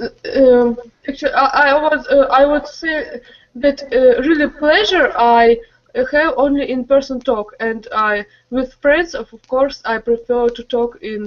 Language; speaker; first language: English; non-native, learner; Russian